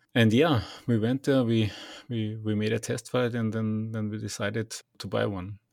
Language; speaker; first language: English; non-native, fluent; German